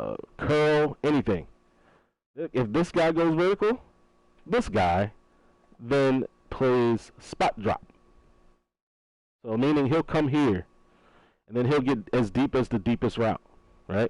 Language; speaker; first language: English; native; English